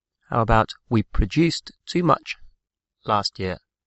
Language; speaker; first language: English; native; English